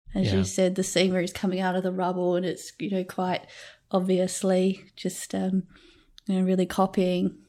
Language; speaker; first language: English; native; English